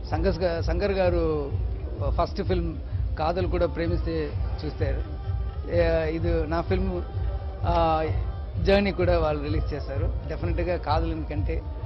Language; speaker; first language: Telugu; non-native, learner; Tamil